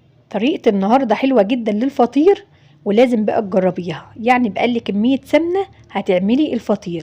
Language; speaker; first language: Arabic; native; Arabic